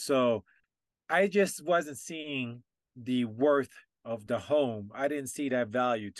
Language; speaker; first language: English; native; English